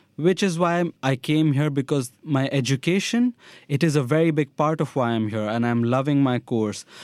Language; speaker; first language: English; non-native, local second language; Hindi